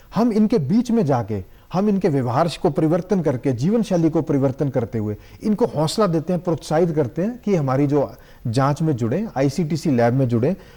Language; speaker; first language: Hindi; native; Hindi